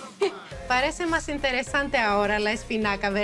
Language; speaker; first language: Spanish; non-native, fluent; Greek